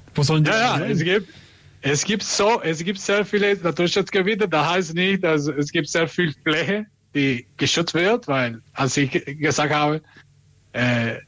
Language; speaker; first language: German; non-native, learner; Spanish